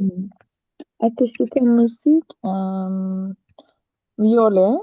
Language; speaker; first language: Indonesian; non-native, learner; Turkish